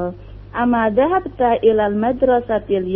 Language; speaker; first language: Arabic; non-native, learner; Indonesian